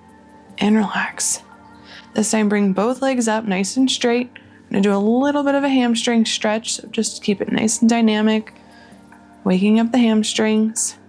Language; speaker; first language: English; native; English